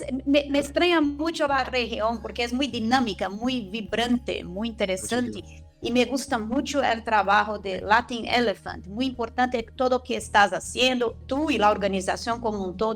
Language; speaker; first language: Spanish; non-native, fluent; Portuguese